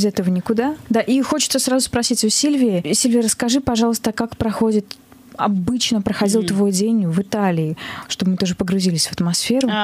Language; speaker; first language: Russian; native; Russian